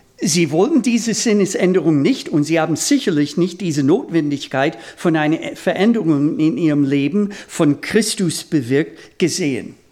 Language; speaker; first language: German; non-native, fluent; English